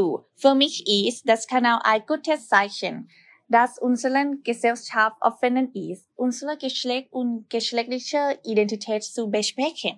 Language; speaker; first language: German; non-native, learner; Thai